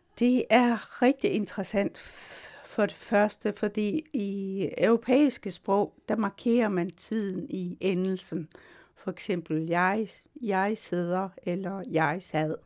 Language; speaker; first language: Danish; non-native, local second language; Kalaallisut